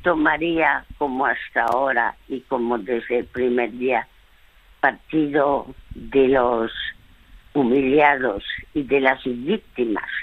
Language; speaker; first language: Spanish; early bilingual, other home language; French